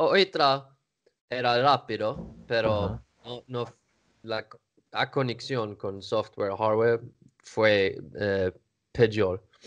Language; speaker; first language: Portuguese; non-native, learner; Swedish